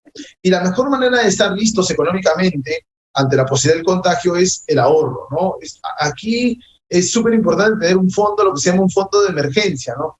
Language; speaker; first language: Spanish; native; Spanish